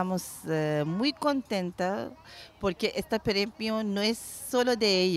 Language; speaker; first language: Spanish; non-native, learner; Persian